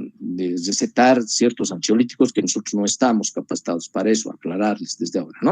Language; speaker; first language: Spanish; native; Spanish